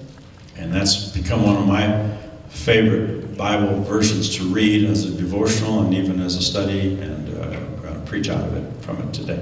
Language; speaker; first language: English; native; English